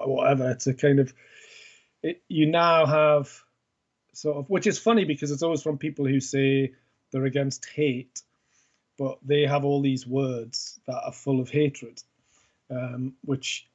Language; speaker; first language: English; native; English